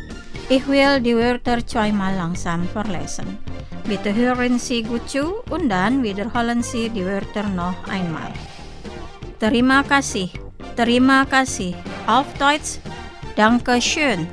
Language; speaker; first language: German; non-native, fluent; Indonesian